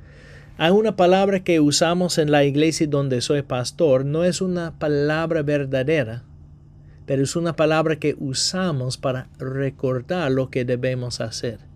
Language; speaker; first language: Spanish; non-native, fluent; English